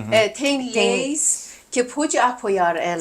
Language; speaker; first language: Portuguese; non-native, learner; Persian